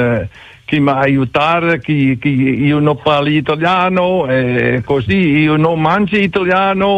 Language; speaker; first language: Italian; non-native, learner; Dutch